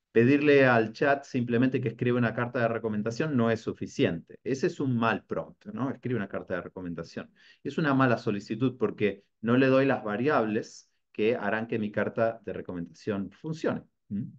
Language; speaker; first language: Spanish; native; Spanish